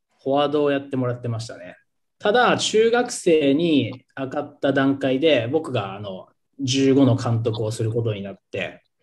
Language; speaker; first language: Japanese; native; Japanese